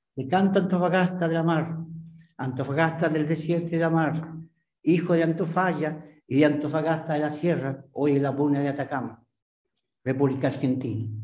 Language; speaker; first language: Spanish; native; Spanish